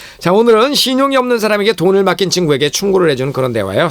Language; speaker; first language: Korean; native; Korean